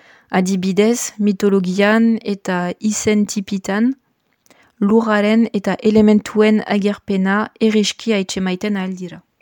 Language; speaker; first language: Basque; non-native, fluent; French